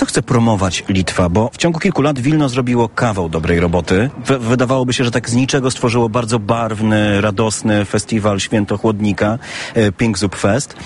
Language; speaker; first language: Polish; native; Polish